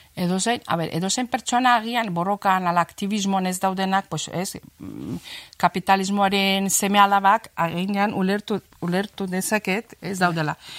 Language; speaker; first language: Basque; non-native, fluent; Azerbaijani